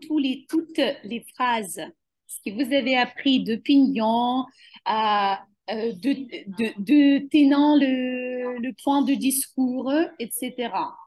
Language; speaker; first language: French; non-native, fluent; Ukrainian